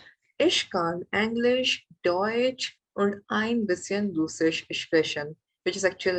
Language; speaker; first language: German; non-native, fluent; Malayalam